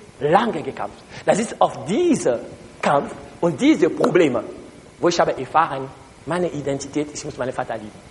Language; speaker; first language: German; non-native, learner; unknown